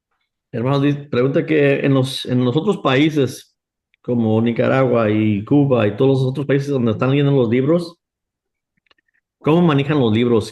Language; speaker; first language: Spanish; early bilingual, heritage; Spanish